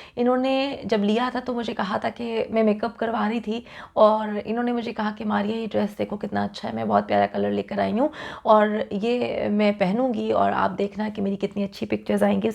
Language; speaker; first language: Urdu; native; Urdu